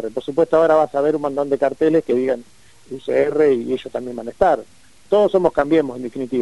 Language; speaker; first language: Spanish; native; Spanish